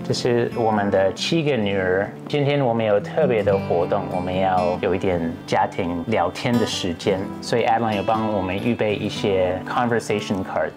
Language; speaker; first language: Chinese; non-native, fluent; English